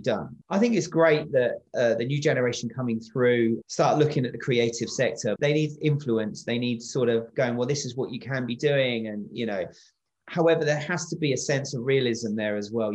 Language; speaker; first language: English; native; English